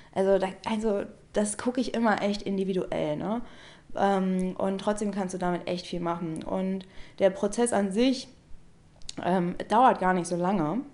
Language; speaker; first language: German; native; German